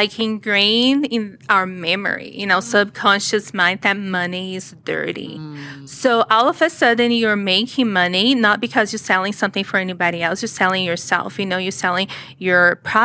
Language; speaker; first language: English; non-native, fluent; Portuguese